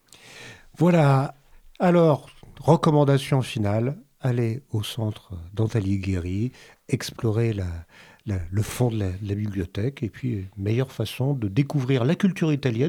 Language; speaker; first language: French; native; French